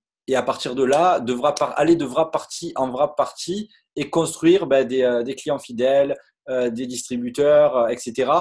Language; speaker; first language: French; native; French